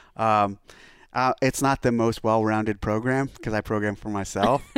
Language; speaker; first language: English; native; English